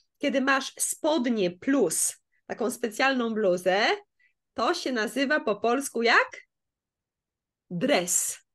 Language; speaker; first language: Polish; native; Polish